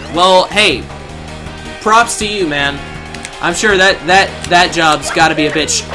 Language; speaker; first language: English; native; English